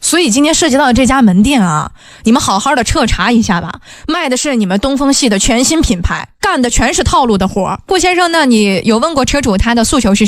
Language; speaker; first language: Chinese; native; Chinese